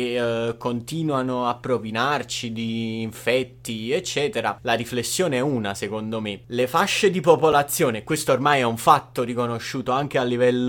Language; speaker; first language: Italian; native; Italian